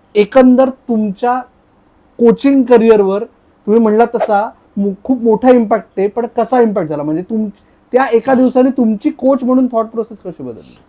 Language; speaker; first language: Marathi; native; Marathi